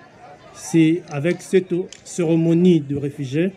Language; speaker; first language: French; non-native, learner; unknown